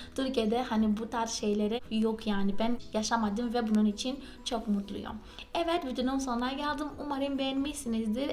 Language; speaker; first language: Turkish; non-native, fluent; Portuguese